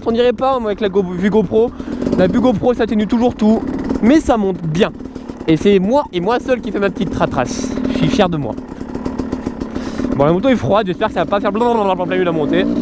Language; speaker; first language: French; native; French